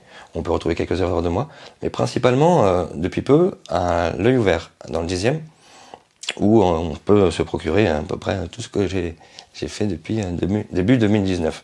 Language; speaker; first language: French; native; French